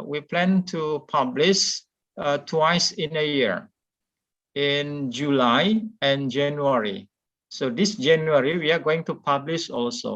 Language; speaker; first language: English; non-native, fluent; Indonesian